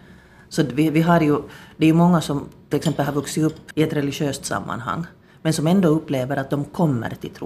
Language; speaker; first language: Swedish; native; Swedish